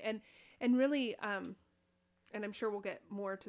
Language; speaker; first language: English; native; English